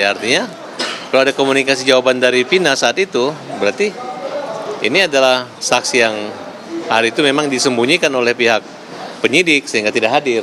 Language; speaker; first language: Indonesian; native; Indonesian